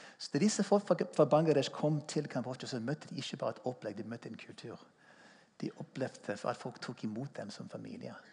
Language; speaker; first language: Norwegian; non-native, fluent; English